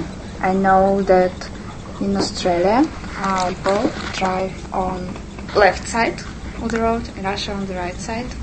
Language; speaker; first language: English; non-native, fluent; Russian